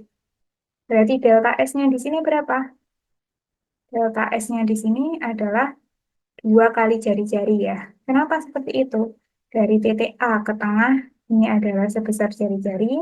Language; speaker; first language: Indonesian; native; Indonesian